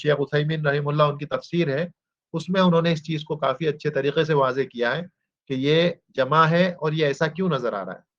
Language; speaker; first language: Urdu; native; Urdu